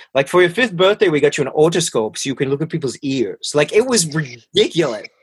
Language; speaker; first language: English; early bilingual, other home language; Hindi